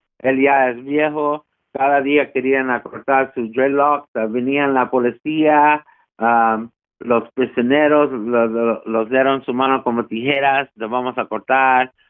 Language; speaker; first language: Spanish; early bilingual, heritage; Spanish